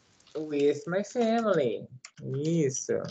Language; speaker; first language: English; non-native, learner; Portuguese